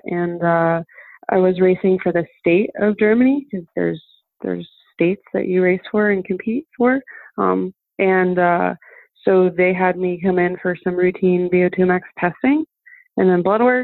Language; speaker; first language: English; early bilingual, other home language; German